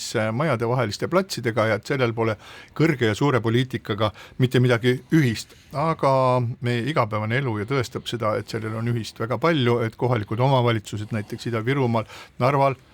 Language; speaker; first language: Estonian; native; Estonian